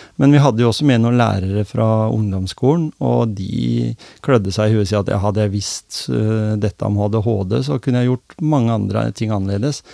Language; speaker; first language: Norwegian; native; Norwegian